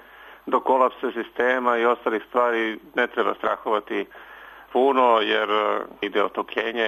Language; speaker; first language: Croatian; native; Croatian